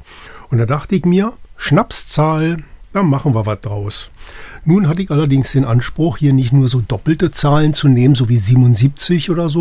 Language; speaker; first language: German; native; German